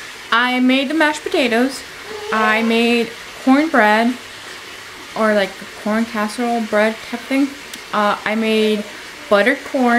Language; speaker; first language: English; early bilingual, other home language; Spanish